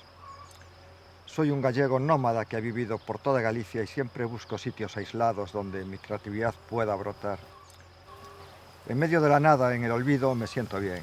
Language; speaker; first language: Spanish; native; Spanish